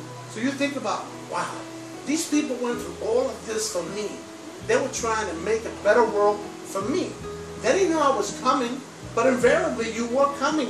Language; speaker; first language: English; early bilingual, other home language; Spanish